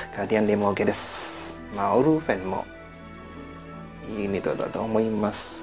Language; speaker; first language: Japanese; non-native, learner; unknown